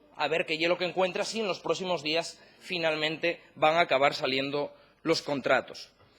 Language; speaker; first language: Asturian; native; Asturian